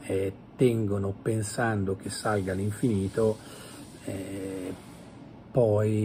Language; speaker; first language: Italian; native; Italian